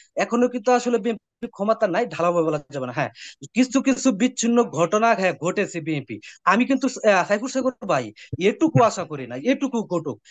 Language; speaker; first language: Bangla; native; Bangla